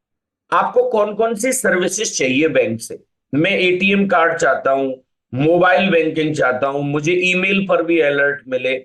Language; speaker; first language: Hindi; native; Hindi